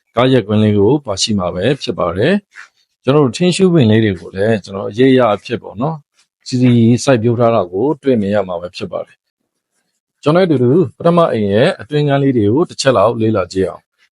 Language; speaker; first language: Burmese; native; Burmese